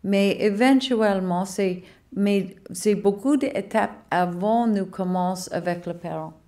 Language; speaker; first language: French; non-native, learner; English